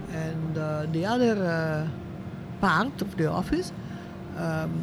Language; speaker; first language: English; non-native, fluent; Italian